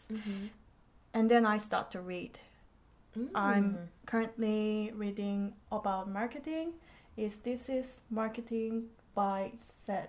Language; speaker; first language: English; non-native, fluent; Korean